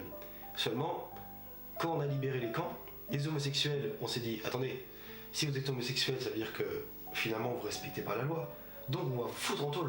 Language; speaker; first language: French; native; French